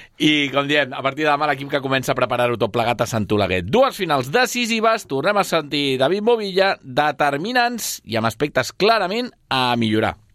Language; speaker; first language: Catalan; native; Catalan